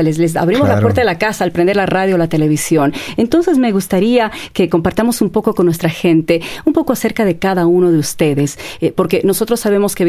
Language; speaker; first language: Spanish; native; Spanish